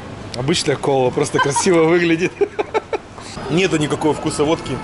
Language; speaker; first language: Russian; native; Russian